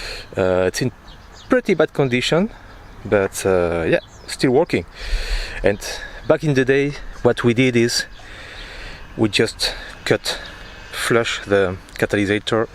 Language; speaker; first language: English; non-native, fluent; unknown